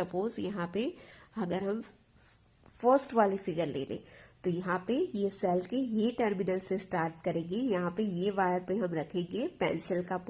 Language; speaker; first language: Hindi; non-native, local second language; Gujarati